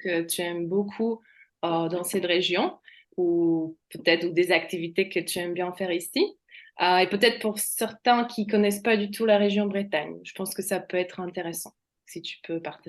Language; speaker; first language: French; non-native, fluent; Slovak